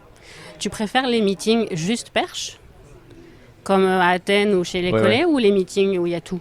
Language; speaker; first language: French; native; French